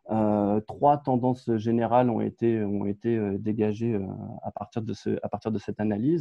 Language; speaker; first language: French; native; French